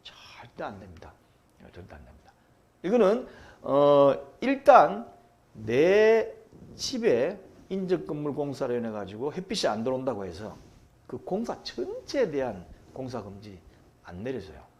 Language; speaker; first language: Korean; native; Korean